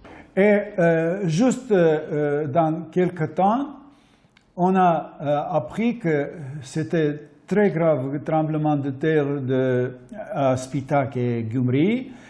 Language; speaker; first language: French; non-native, fluent; Armenian